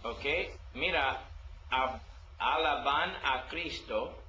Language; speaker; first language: Spanish; non-native, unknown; English